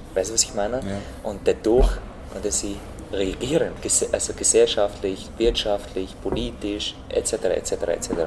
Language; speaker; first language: German; non-native, fluent; Arabic